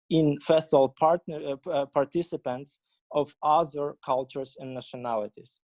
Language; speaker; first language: English; non-native, fluent; Ukrainian